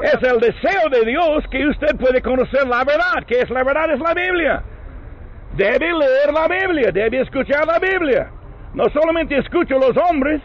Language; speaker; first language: Spanish; non-native, learner; English